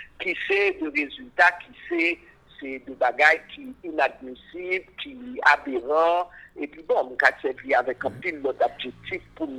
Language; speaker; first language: French; non-native, local second language; Haitian Creole